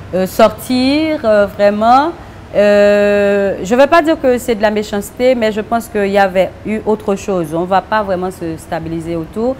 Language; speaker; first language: French; non-native, local second language; Haitian Creole